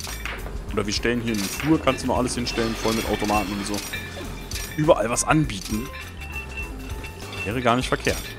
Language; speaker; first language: German; native; German